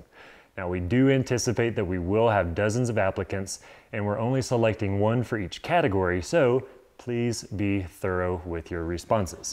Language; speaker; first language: English; native; English